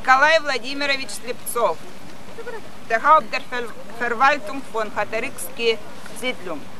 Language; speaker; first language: German; non-native, fluent; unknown